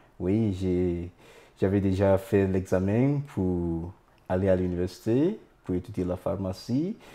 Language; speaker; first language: French; non-native, fluent; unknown